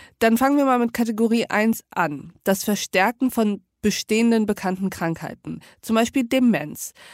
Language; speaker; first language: German; early bilingual, other home language; Turkish